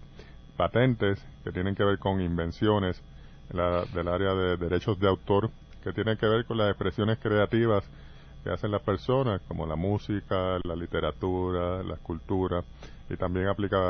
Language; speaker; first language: Spanish; native; Spanish